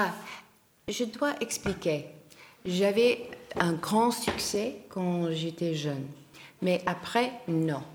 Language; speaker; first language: French; non-native, learner; English